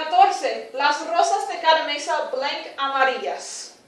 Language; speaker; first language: Spanish; non-native, fluent; English